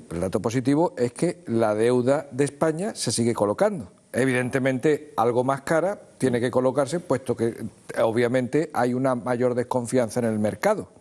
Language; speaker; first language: Spanish; native; Spanish